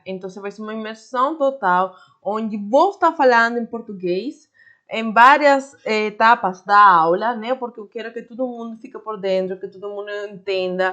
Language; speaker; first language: Portuguese; non-native, fluent; Spanish